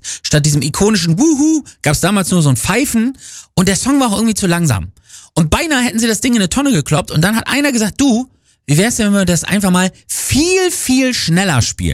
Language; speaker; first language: German; native; German